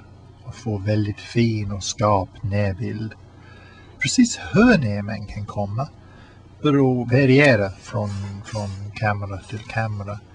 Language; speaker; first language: Swedish; non-native, learner; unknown